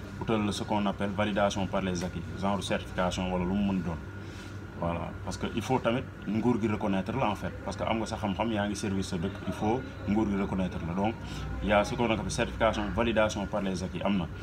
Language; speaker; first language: Wolof; native; Wolof